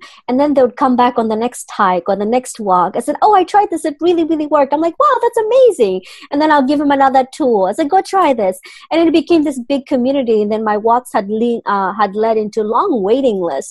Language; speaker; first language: English; non-native, fluent; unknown